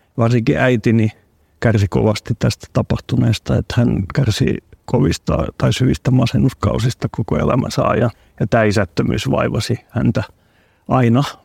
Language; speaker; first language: Finnish; non-native, local second language; Swedish